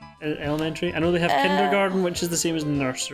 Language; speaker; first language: English; native; English